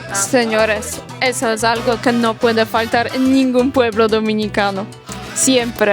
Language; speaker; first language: Spanish; non-native, fluent; Polish